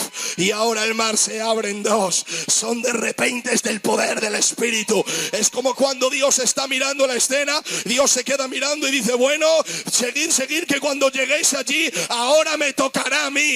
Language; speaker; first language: Spanish; native; Spanish